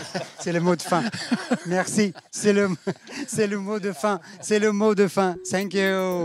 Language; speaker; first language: French; native; French